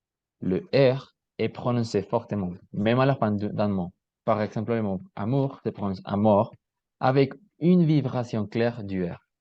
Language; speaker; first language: French; non-native, learner; Spanish